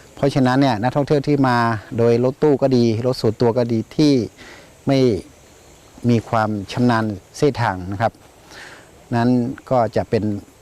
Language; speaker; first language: Thai; native; Thai